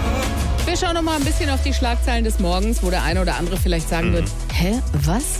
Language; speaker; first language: German; native; German